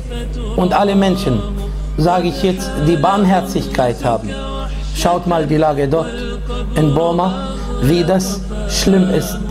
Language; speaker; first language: German; non-native, fluent; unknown